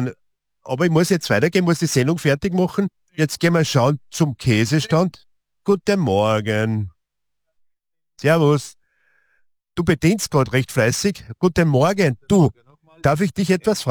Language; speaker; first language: German; native; German